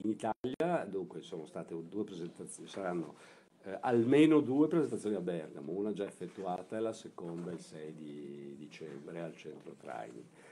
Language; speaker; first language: Italian; native; Italian